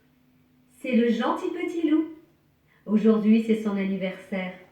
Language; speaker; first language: French; native; French